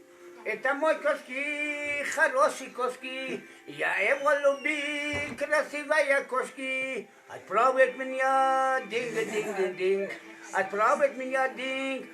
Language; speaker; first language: Russian; non-native, learner; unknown